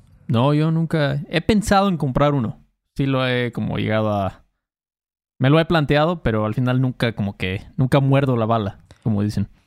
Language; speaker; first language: Spanish; native; Spanish